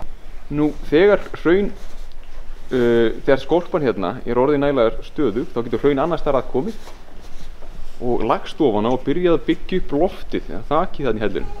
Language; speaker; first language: Icelandic; native; Icelandic